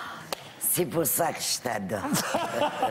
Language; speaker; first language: French; non-native, local second language; Arabic